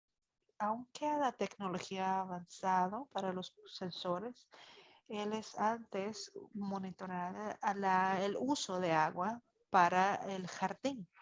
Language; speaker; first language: Spanish; non-native, fluent; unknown